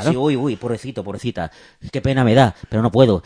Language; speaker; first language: Spanish; native; Spanish